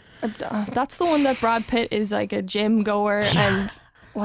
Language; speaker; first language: English; native; English